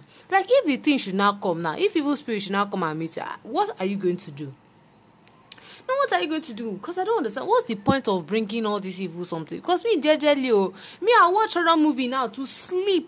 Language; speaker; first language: English; non-native, local second language; Yoruba